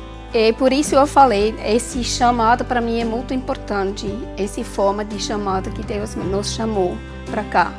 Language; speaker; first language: Portuguese; non-native, learner; German